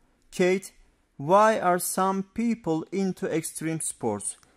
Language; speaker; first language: English; non-native, fluent; Turkish